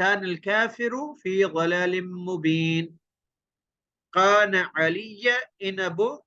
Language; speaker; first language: Arabic; non-native, fluent; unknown